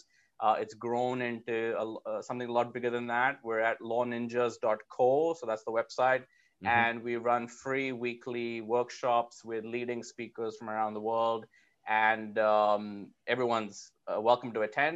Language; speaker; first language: English; non-native, local second language; Hindi